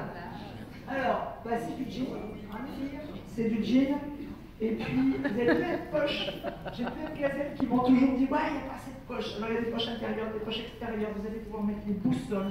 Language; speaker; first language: French; native; French